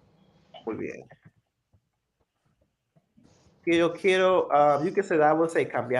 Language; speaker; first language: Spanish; non-native, fluent; English